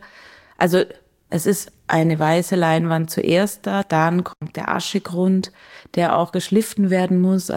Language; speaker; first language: German; native; German